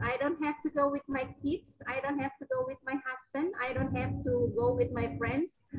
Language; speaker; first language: English; non-native, fluent; Indonesian